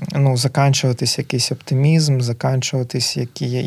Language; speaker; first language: Ukrainian; native; Ukrainian